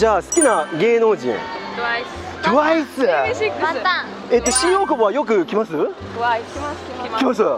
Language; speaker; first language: Japanese; non-native, fluent; Korean